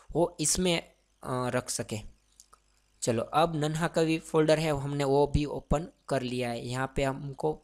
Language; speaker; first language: Hindi; non-native, local second language; Gujarati